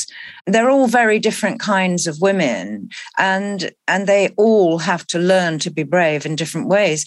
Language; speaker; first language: English; native; English